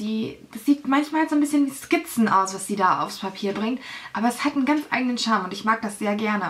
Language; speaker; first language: German; native; German